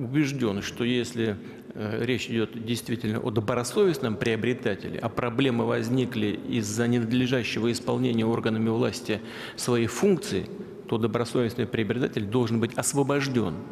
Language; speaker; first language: Russian; native; Russian